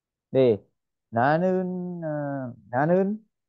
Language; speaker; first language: Korean; non-native, learner; Vietnamese